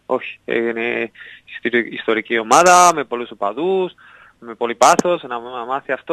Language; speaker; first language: Greek; non-native, learner; Spanish